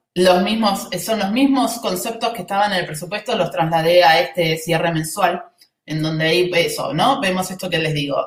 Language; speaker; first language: Spanish; native; Spanish